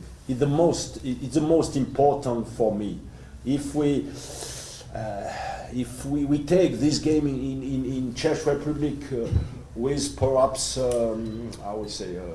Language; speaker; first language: English; non-native, learner; French